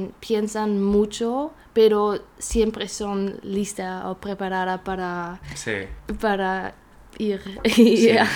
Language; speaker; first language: Spanish; non-native, learner; German